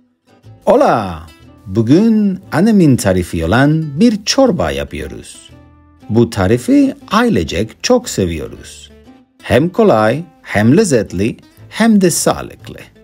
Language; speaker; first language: Turkish; non-native, learner; Spanish